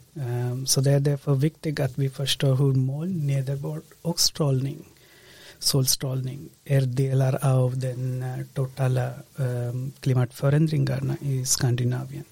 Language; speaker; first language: Swedish; non-native, fluent; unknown